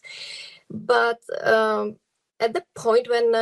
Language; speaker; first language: English; non-native, fluent; Czech